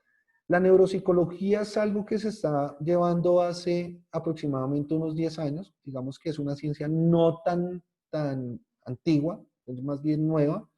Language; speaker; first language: Spanish; native; Spanish